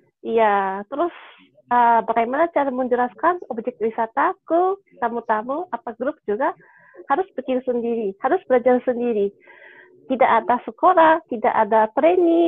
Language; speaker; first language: Indonesian; non-native, fluent; Japanese